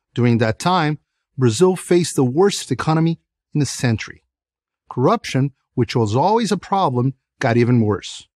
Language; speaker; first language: English; non-native, fluent; Portuguese